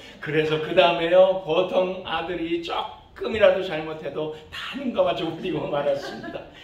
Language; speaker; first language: Korean; early bilingual, other home language; English